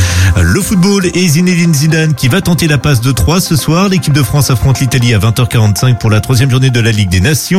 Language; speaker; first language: French; native; French